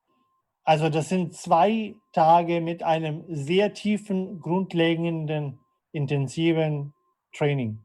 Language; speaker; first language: German; non-native, fluent; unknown